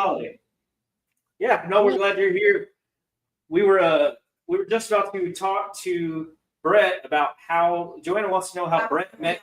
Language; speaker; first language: English; native; English